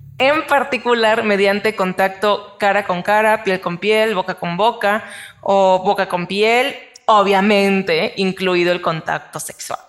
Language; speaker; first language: Spanish; native; Spanish